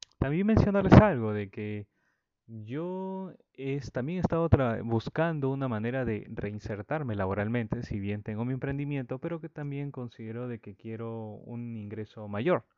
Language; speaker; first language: Spanish; native; Spanish